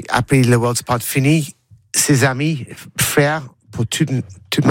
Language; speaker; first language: French; non-native, learner; English